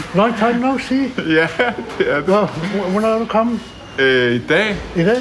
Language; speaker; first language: Danish; native; Danish